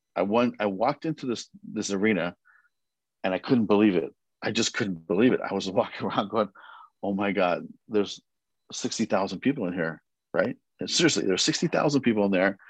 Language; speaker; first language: English; early bilingual, other home language; Korean